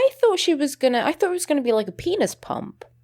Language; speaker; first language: English; native; English